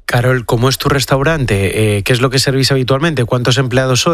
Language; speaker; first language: Spanish; native; Spanish